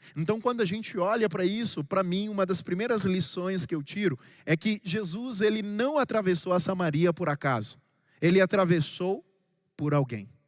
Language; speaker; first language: Portuguese; non-native, local second language; Kabuverdianu